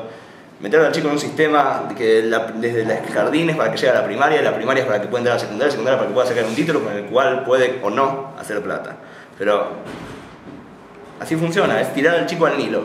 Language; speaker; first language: Spanish; native; Spanish